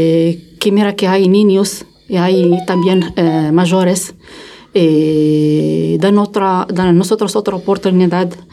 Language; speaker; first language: Spanish; non-native, learner; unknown